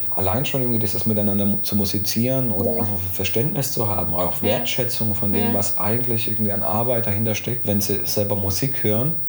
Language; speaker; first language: German; native; German